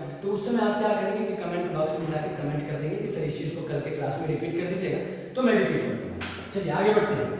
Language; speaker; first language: Hindi; native; Hindi